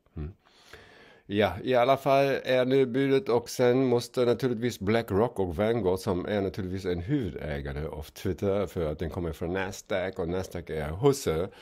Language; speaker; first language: Swedish; non-native, fluent; German